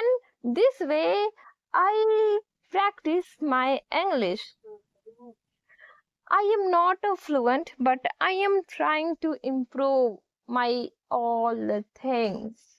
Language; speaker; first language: English; non-native, learner; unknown